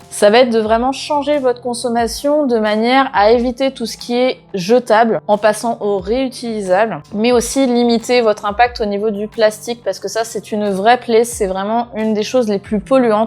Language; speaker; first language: French; native; French